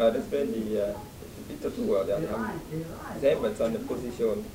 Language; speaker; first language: German; non-native, fluent; Vietnamese